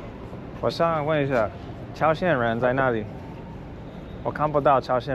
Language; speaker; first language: Chinese; non-native, learner; English